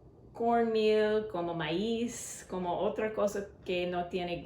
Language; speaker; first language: Spanish; non-native, learner; English